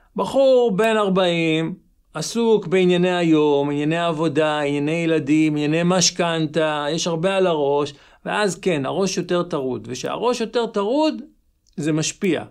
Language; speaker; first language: Hebrew; native; Hebrew